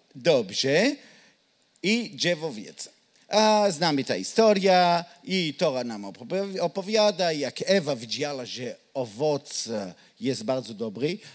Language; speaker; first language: Polish; non-native, learner; Hebrew